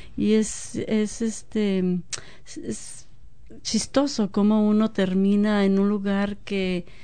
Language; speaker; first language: Spanish; native; Spanish